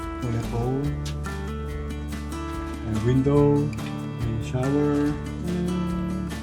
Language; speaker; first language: English; non-native, learner; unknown